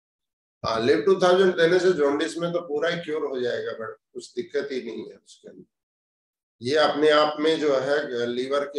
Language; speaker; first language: Hindi; native; Hindi